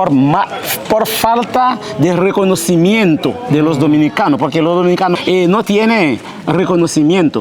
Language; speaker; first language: Spanish; early bilingual, heritage; Haitian Creole